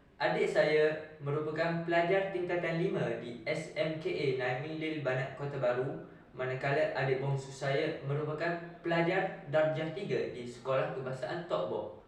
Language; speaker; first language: Malay; native; Malay